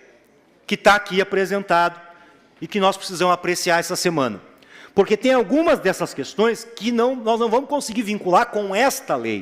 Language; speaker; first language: Portuguese; native; Portuguese